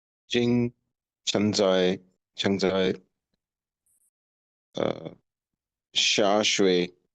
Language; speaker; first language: Chinese; non-native, learner; Urdu